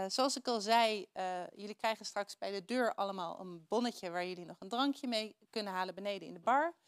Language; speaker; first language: Dutch; native; Dutch